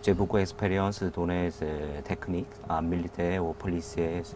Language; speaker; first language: French; non-native, learner; Korean